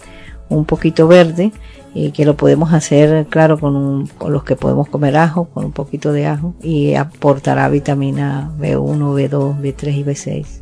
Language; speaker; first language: Spanish; native; Spanish